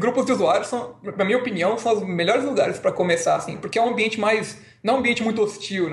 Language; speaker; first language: Portuguese; native; Portuguese